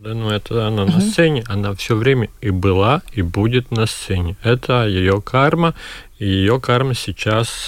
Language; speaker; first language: Russian; non-native, local second language; Latvian